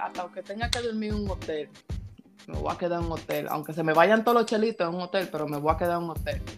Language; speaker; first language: Spanish; early bilingual, heritage; Spanish